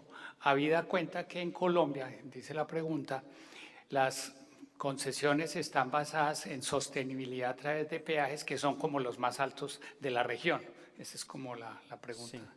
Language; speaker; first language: Spanish; native; Spanish